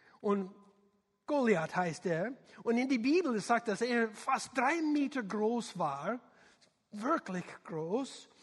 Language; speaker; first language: German; non-native, learner; English